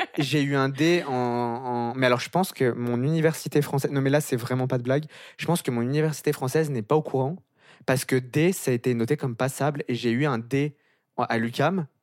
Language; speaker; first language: French; native; French